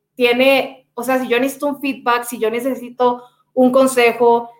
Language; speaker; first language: Spanish; native; Spanish